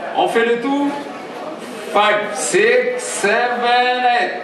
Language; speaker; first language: French; native; French